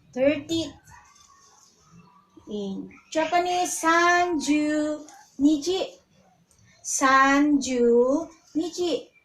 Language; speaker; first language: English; non-native, local second language; Filipino